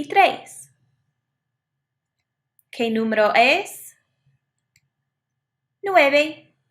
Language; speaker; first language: Spanish; non-native, fluent; English